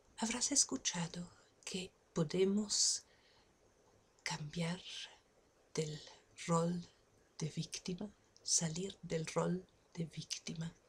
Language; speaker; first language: Spanish; non-native, fluent; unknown